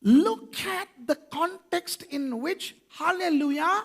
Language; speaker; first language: English; non-native, local second language; Sinhala